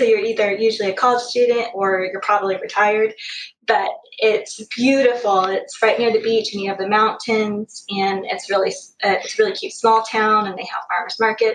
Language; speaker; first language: English; native; English